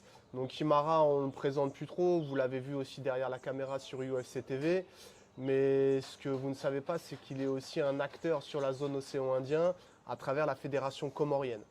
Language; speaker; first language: French; native; French